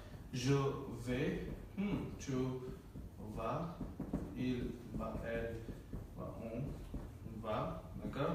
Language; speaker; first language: French; non-native, fluent; Bangla